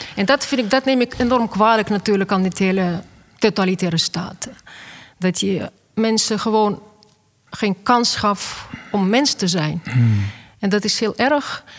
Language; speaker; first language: Dutch; non-native, fluent; Russian